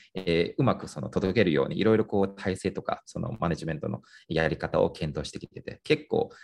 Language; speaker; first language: Japanese; non-native, fluent; Chinese